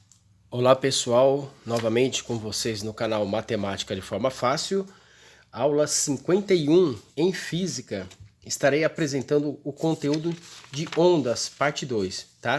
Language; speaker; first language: Portuguese; native; Portuguese